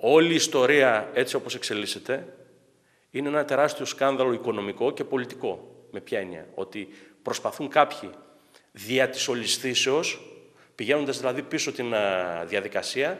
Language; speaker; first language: Greek; native; Greek